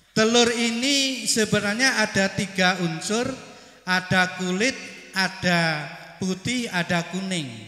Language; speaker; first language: Indonesian; non-native, local second language; Javanese